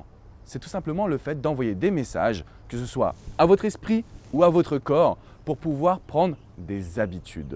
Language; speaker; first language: French; native; French